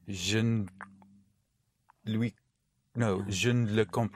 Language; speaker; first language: French; non-native, learner; English